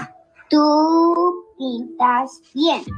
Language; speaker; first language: Spanish; non-native, learner; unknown